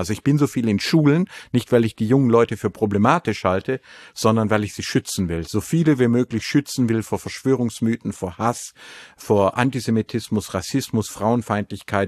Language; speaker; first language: German; native; German